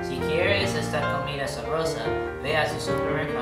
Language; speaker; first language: Spanish; non-native, learner; English